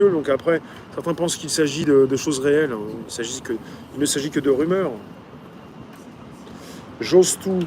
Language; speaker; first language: French; native; French